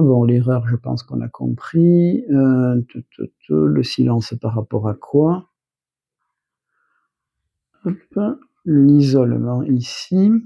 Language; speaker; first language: French; native; French